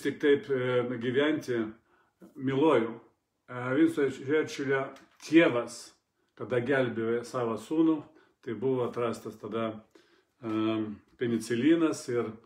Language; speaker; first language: Lithuanian; non-native, fluent; Russian